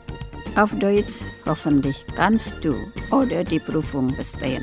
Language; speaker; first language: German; non-native, fluent; Indonesian